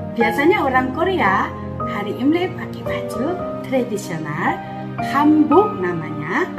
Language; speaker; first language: Indonesian; non-native, fluent; Korean